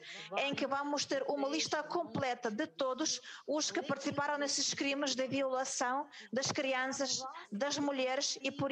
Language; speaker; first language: Portuguese; non-native, fluent; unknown